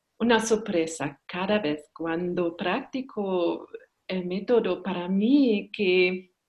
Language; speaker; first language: Spanish; non-native, learner; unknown